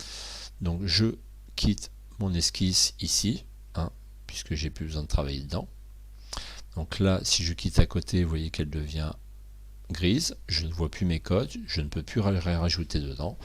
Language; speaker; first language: French; native; French